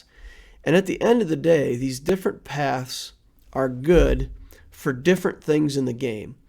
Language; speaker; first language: English; native; English